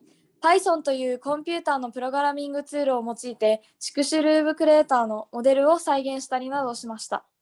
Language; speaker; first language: Japanese; native; Japanese